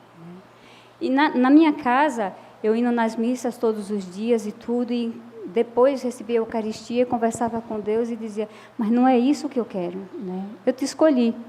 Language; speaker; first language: Portuguese; native; Portuguese